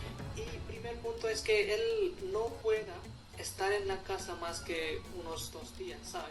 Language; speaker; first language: Spanish; non-native, fluent; Hindi